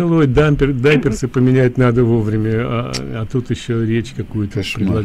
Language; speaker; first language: Russian; native; Russian